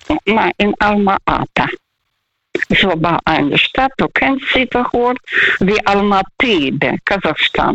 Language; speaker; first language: German; non-native, fluent; Russian